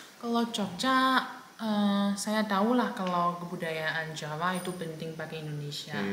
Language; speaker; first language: Indonesian; non-native, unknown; Chinese